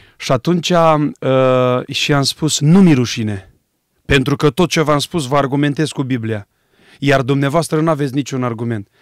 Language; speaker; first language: Romanian; native; Romanian